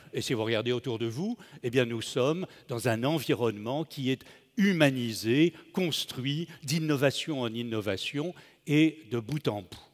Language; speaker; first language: French; native; French